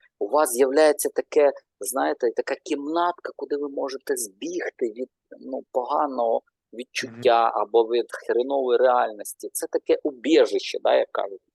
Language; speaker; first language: Ukrainian; non-native, local second language; Russian